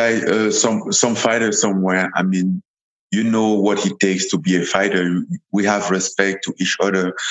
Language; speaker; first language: English; non-native, local second language; French